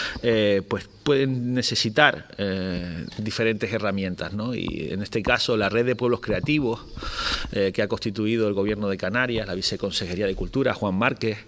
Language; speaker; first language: Spanish; native; Spanish